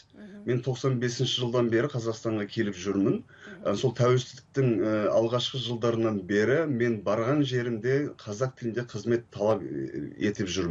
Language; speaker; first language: Kazakh; non-native, fluent; Turkish